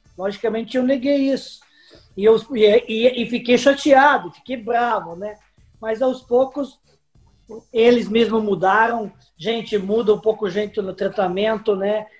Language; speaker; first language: Portuguese; non-native, fluent; Serbian